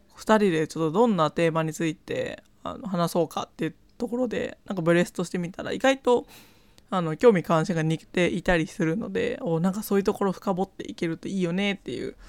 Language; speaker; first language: Japanese; non-native, fluent; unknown